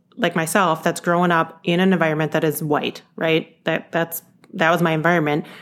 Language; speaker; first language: English; early bilingual, other home language; Yoruba